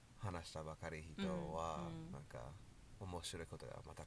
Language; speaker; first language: Japanese; non-native, learner; English